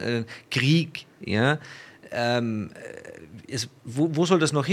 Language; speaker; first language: German; native; German